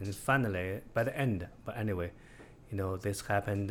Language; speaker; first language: English; non-native, fluent; Chinese